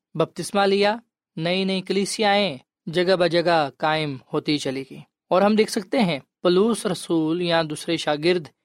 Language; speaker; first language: Urdu; non-native, local second language; Punjabi